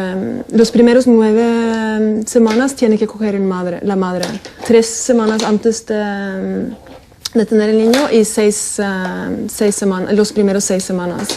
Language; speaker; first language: Spanish; non-native, fluent; Norwegian